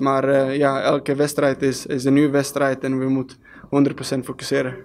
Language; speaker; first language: Dutch; non-native, learner; Swedish